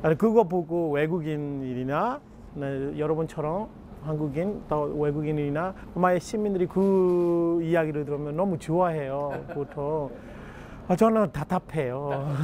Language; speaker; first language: Korean; non-native, fluent; Burmese